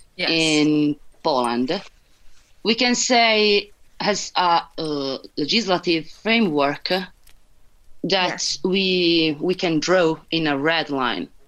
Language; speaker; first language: English; non-native, fluent; Italian